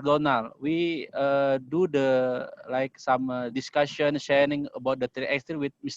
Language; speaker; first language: English; non-native, learner; Indonesian